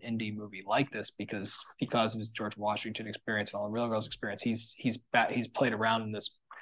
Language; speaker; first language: English; native; English